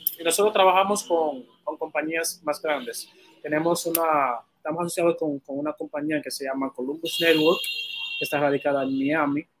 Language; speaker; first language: Spanish; non-native, fluent; Haitian Creole